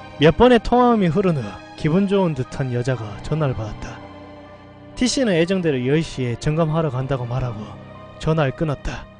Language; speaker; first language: Korean; native; Korean